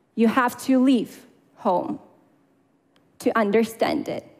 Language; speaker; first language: English; non-native, fluent; Russian